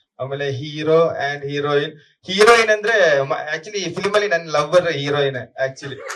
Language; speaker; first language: Kannada; non-native, fluent; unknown